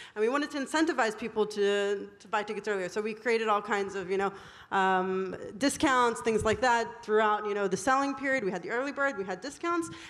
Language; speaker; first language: English; non-native, fluent; Hebrew